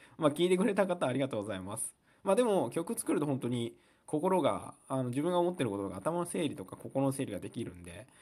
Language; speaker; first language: Japanese; native; Japanese